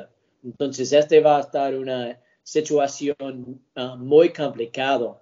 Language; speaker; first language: Spanish; early bilingual, heritage; English